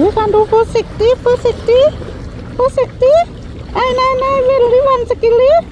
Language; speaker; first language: Norwegian; non-native, learner; Thai